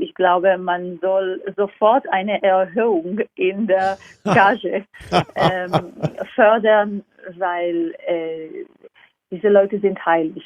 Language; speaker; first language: German; non-native, fluent; Hebrew